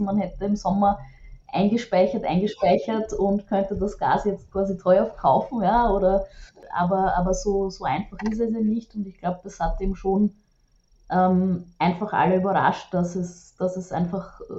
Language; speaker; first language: German; native; German